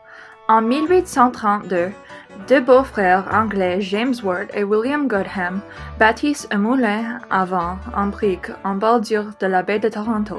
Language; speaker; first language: French; non-native, learner; English